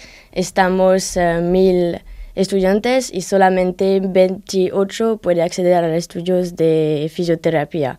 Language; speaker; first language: Spanish; non-native, learner; French